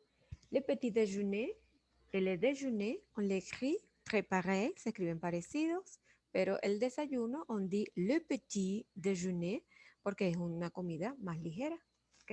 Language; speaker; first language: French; non-native, fluent; Spanish